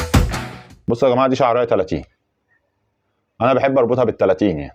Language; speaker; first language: Arabic; native; Arabic